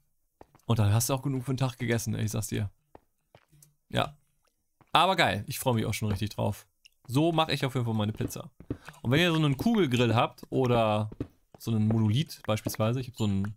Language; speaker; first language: German; native; German